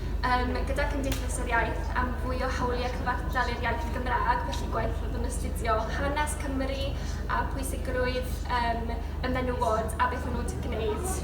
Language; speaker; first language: Welsh; native; Welsh